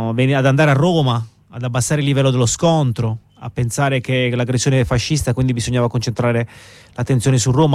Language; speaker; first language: Italian; native; Italian